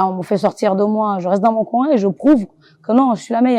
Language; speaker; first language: French; non-native, local second language; Wolof